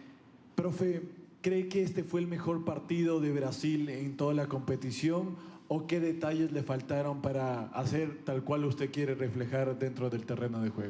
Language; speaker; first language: Spanish; native; Spanish